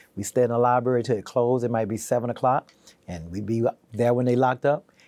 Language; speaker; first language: English; native; English